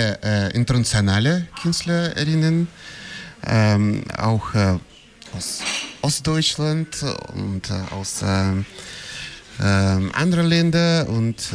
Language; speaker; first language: German; non-native, fluent; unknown